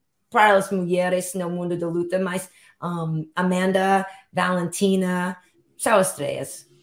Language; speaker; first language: Portuguese; non-native, learner; English